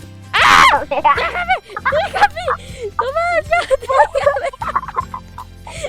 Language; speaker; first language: Spanish; native; Spanish